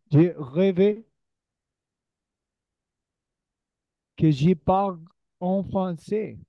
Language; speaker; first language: French; non-native, learner; Spanish